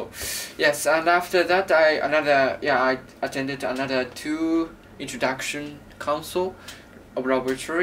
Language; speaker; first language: English; non-native, learner; Japanese